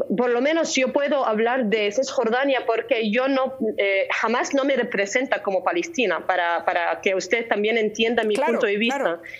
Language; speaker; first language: Spanish; non-native, fluent; Arabic